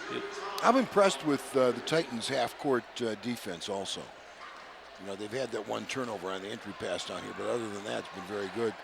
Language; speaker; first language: English; native; English